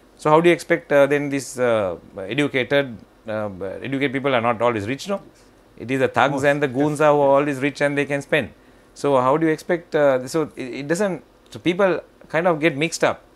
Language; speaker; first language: English; non-native, local second language; Sinhala